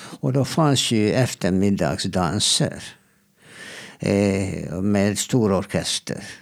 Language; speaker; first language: Swedish; non-native, fluent; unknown